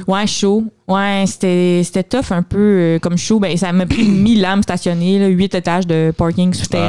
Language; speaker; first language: French; native; French